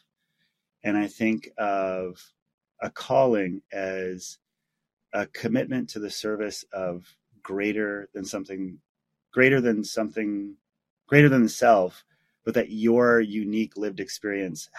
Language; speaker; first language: English; native; English